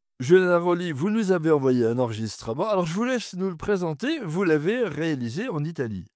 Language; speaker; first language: French; native; French